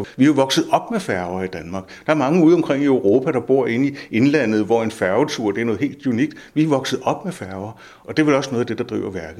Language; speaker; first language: Danish; native; Danish